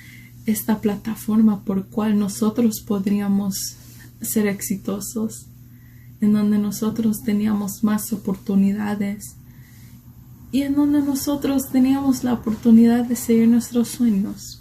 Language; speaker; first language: Spanish; early bilingual, heritage; Spanish